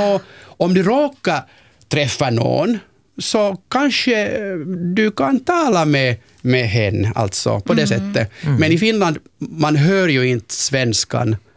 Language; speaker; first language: Swedish; non-native, local second language; Finnish